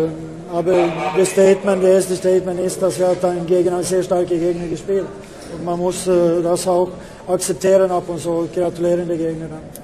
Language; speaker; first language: German; non-native, fluent; Swedish